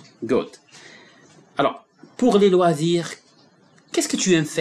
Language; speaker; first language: French; non-native, local second language; Arabic